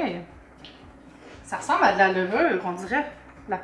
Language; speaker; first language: French; native; French